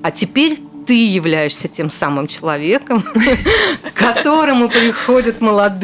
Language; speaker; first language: Russian; native; Russian